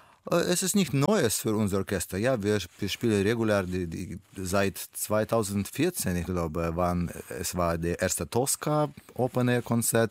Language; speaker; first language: German; non-native, learner; Russian